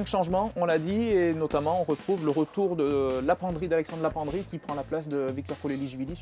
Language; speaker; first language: French; native; French